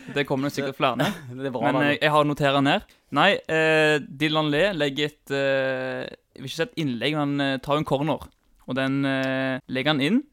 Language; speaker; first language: Norwegian; native; Norwegian